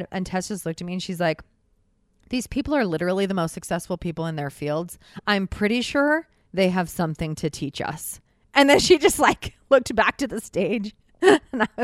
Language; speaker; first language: English; native; English